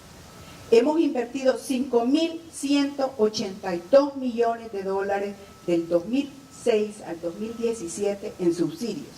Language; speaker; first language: Spanish; native; Spanish